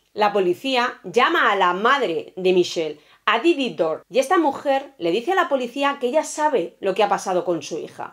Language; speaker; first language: Spanish; native; Spanish